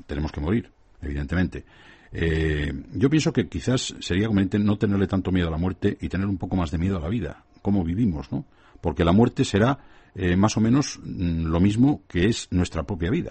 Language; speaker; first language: Spanish; native; Spanish